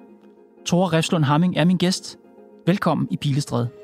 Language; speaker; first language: Danish; native; Danish